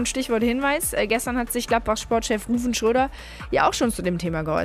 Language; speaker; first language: German; native; German